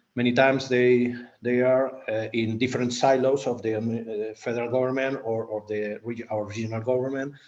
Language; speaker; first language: English; non-native, fluent; Spanish